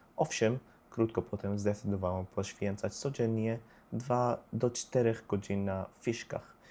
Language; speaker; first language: Polish; non-native, learner; Arabic